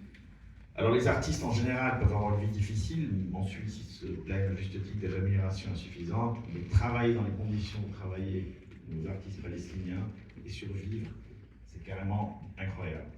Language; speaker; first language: French; native; French